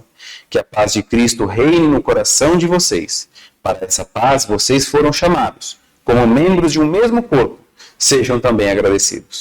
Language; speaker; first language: Portuguese; native; Portuguese